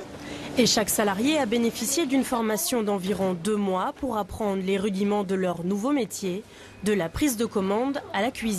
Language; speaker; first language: French; native; French